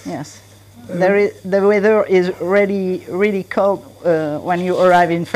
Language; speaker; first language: English; non-native, learner; French